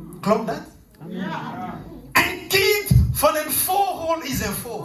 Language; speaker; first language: Dutch; non-native, fluent; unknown